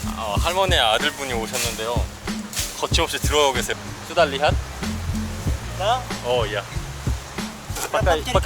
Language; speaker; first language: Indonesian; non-native, learner; Korean